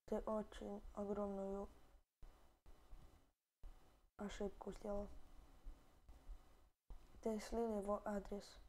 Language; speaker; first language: Russian; early bilingual, heritage; Russian